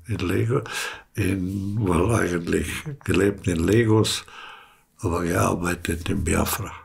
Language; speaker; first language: German; early bilingual, other home language; Slovenian